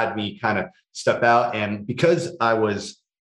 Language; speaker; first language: English; native; English